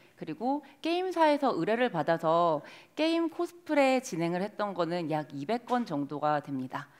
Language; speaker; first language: Korean; native; Korean